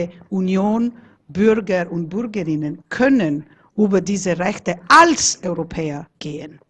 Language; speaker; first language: German; non-native, fluent; Italian